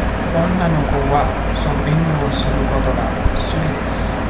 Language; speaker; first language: Japanese; non-native, learner; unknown